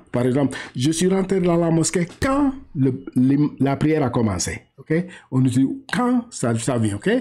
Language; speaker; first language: French; non-native, local second language; Wolof